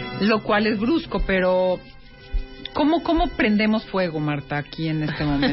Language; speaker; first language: Spanish; native; Spanish